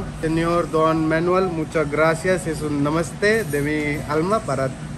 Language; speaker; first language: Spanish; non-native, learner; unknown